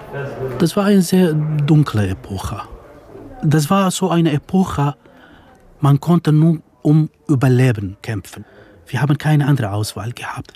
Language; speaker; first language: German; non-native, fluent; Kurdish